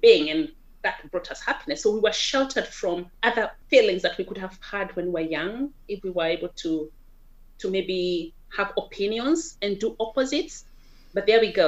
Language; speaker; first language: English; non-native, local second language; Kikuyu